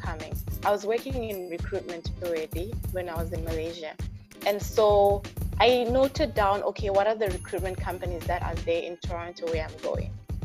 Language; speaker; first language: English; non-native, local second language; Shona